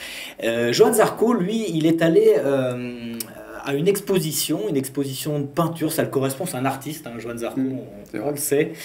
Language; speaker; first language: French; native; French